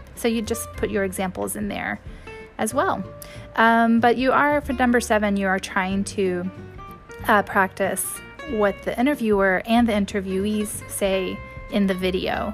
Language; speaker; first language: English; native; English